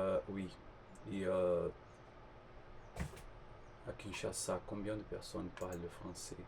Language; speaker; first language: French; non-native, fluent; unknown